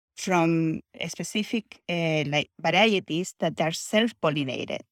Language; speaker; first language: English; non-native, fluent; Spanish